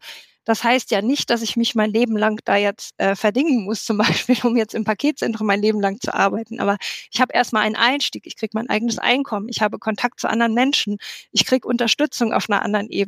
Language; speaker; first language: German; native; German